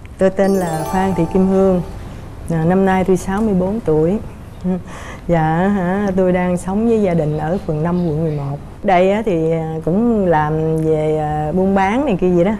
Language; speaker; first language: Vietnamese; native; Vietnamese